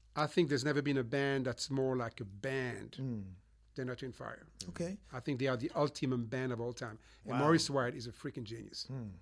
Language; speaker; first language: English; non-native, fluent; French